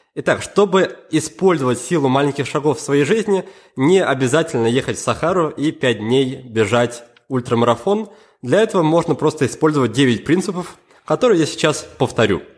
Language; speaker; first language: Russian; native; Russian